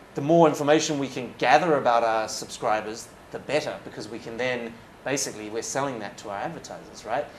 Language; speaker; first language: English; native; English